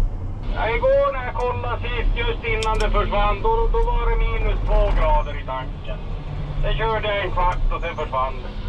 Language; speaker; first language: Swedish; native; Swedish